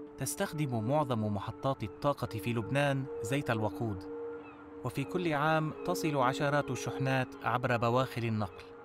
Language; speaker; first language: Arabic; native; Arabic